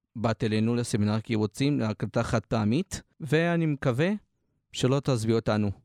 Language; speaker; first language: Hebrew; native; Hebrew